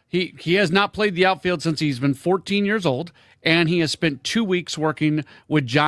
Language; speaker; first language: English; native; English